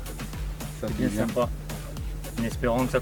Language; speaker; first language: French; native; French